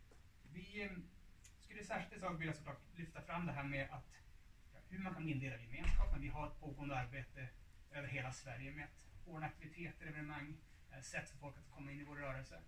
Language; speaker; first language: Swedish; native; Swedish